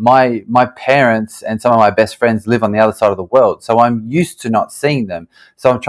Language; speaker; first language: English; native; English